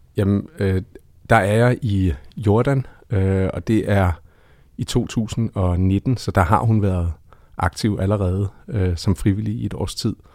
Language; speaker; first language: Danish; native; Danish